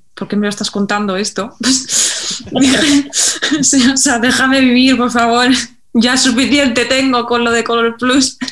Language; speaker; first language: Spanish; native; Spanish